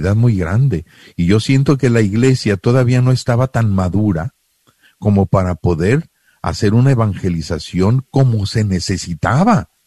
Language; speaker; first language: Spanish; native; Spanish